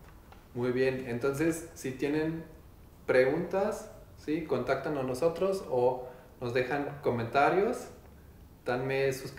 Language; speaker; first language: Spanish; non-native, learner; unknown